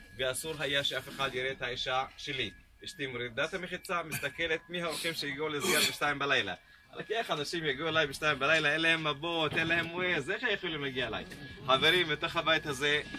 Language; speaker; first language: Hebrew; non-native, local second language; Arabic